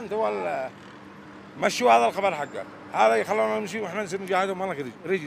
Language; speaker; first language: Arabic; native; Arabic